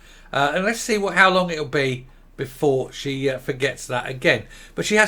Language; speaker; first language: English; native; English